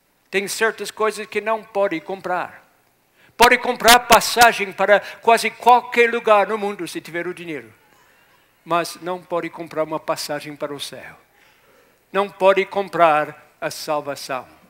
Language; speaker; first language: Portuguese; non-native, fluent; English